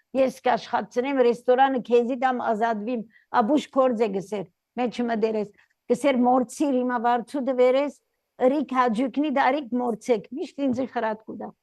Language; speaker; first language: Armenian; early bilingual, heritage; Armenian